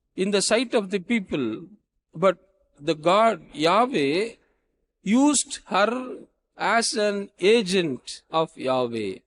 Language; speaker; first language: English; non-native, local second language; Tamil